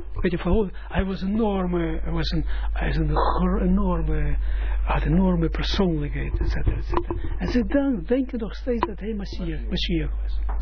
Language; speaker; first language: Dutch; non-native, fluent; Russian